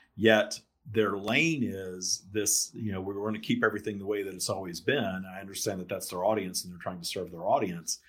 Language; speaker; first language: English; native; English